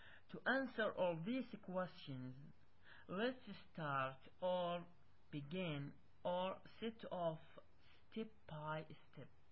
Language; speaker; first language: English; non-native, fluent; Arabic